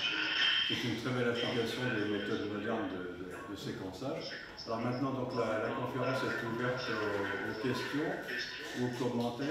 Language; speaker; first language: French; native; French